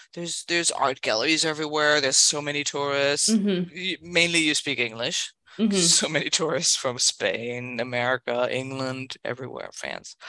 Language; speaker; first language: English; non-native, fluent; German